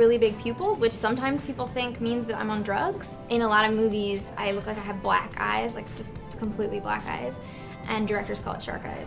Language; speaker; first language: English; native; English